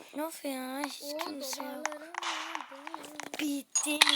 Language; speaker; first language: Turkish; native; Turkish